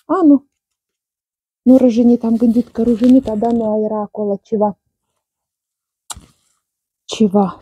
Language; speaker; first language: Romanian; non-native, learner; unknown